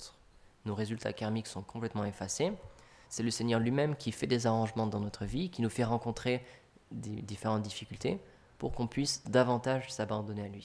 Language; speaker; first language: French; native; French